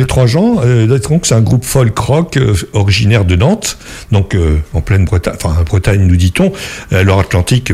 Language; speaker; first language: French; native; French